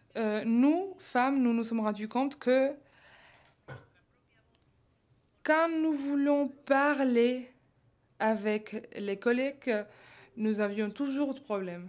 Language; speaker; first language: French; non-native, fluent; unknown